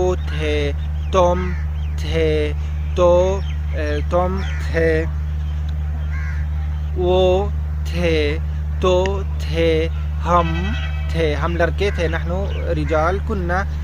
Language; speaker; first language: Hindi; non-native, fluent; Arabic